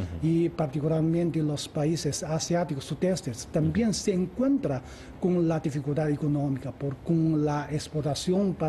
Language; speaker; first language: Spanish; non-native, fluent; Chinese